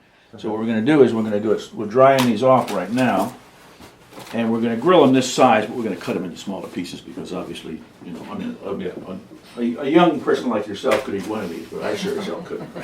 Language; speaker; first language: English; native; English